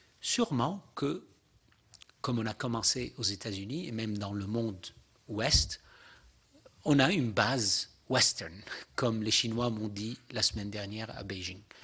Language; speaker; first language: French; non-native, local second language; Arabic